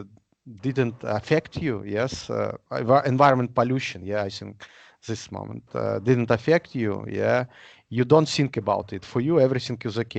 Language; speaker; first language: English; non-native, learner; Russian